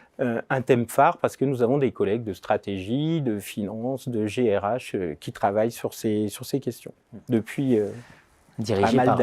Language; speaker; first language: French; native; French